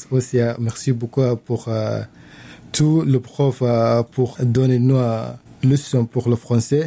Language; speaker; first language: French; non-native, learner; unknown